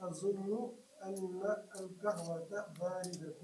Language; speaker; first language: Arabic; non-native, learner; Kashmiri